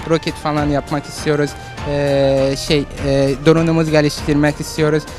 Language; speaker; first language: Turkish; non-native, fluent; Arabic